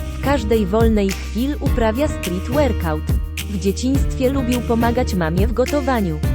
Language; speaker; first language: Polish; native; Polish